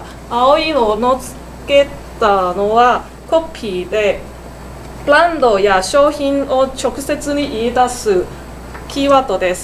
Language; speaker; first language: Japanese; non-native, learner; Cantonese